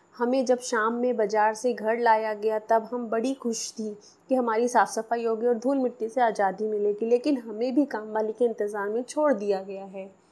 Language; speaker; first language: Hindi; non-native, local second language; Marathi